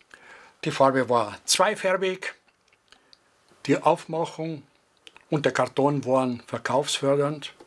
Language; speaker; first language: German; non-native, fluent; Greek